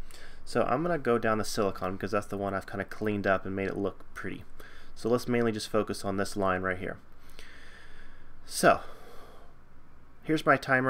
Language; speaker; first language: English; native; English